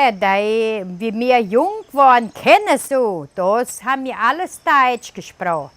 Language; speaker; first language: German; early bilingual, heritage; German